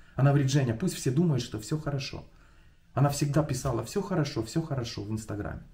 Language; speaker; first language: Russian; non-native, local second language; Ukrainian